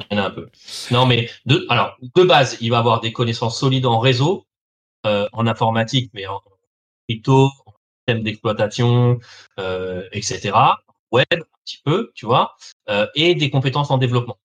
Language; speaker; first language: French; native; French